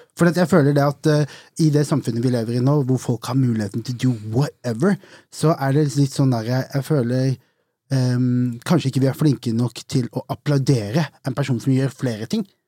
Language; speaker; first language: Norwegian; native; Norwegian